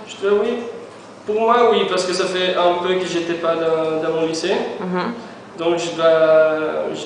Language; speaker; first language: French; non-native, fluent; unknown